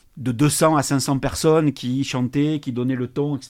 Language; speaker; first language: French; native; French